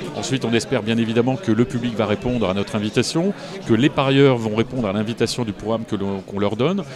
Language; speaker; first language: French; native; French